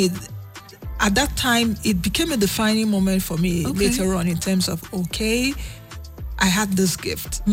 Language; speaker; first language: English; non-native, local second language; Igbo